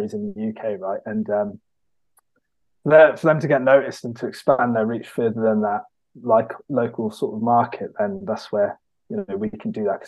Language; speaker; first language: English; native; English